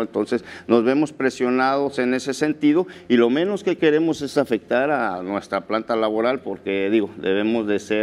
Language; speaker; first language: Spanish; native; Spanish